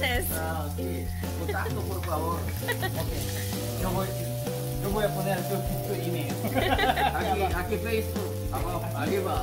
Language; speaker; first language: Spanish; non-native, learner; Korean